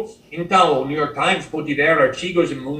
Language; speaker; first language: Portuguese; non-native, fluent; English